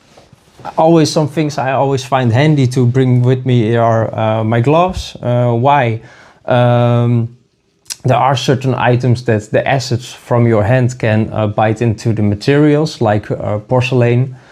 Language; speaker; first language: English; non-native, fluent; Dutch